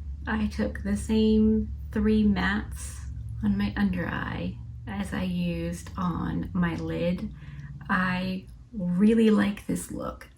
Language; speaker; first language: English; native; English